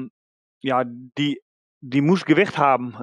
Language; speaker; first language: German; non-native, learner; Dutch